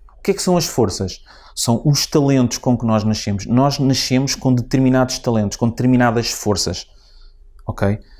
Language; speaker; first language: Portuguese; native; Portuguese